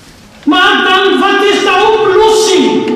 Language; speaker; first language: Dutch; non-native, fluent; Urdu